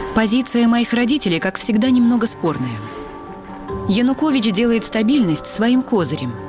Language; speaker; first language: Russian; native; Russian